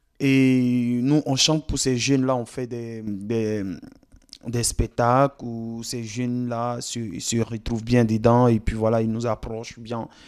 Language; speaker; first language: French; non-native, local second language; Dyula